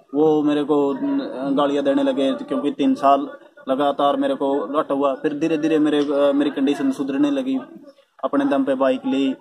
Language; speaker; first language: Hindi; native; Hindi